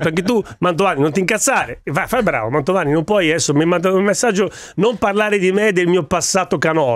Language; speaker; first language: Italian; native; Italian